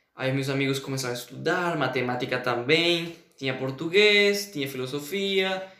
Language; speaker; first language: Portuguese; non-native, fluent; Spanish